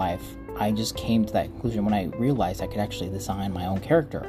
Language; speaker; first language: English; non-native, fluent; Spanish